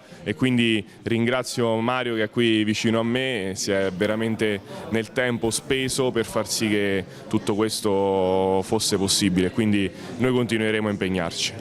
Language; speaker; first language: Italian; native; Italian